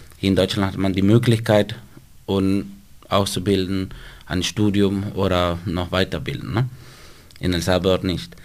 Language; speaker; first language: German; non-native, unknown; Spanish